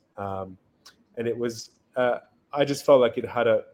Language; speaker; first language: English; native; English